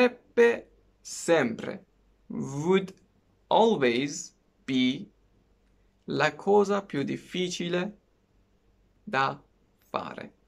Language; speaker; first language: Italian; non-native, fluent; Persian